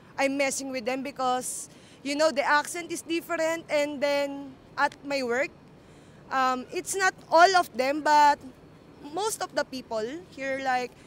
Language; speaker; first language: English; non-native, local second language; Filipino